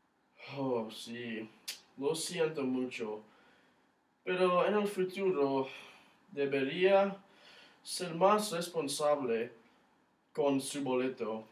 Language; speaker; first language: Spanish; non-native, learner; English